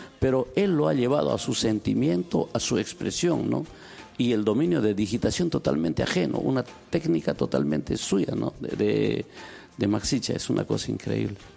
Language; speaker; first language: Spanish; non-native, local second language; Quechua